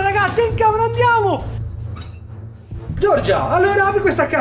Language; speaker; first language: Italian; native; Italian